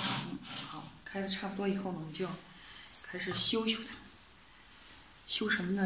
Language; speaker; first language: Chinese; native; Chinese